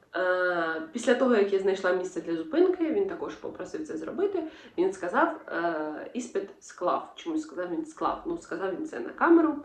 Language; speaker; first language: Ukrainian; non-native, local second language; Russian